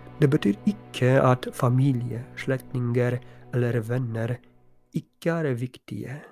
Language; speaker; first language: Norwegian; non-native, fluent; Polish